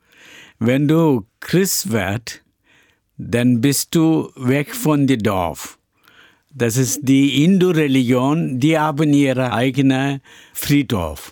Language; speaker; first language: German; non-native, learner; Tamil